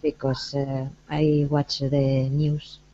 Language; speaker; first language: English; non-native, learner; Spanish